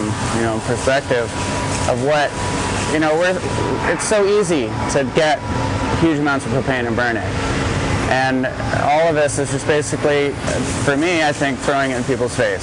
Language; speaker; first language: English; native; English